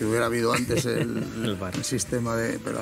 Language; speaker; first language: Spanish; native; Spanish